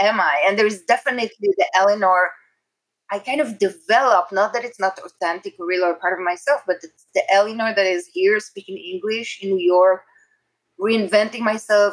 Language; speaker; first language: English; non-native, fluent; Hebrew